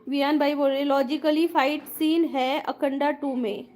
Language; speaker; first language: Hindi; non-native, local second language; Marathi